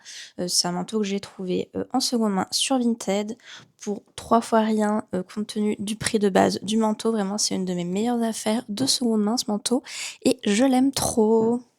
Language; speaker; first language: French; native; French